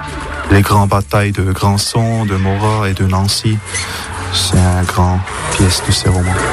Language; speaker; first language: French; non-native, local second language; German